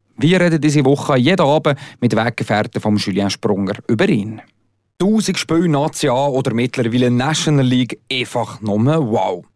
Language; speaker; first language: German; native; German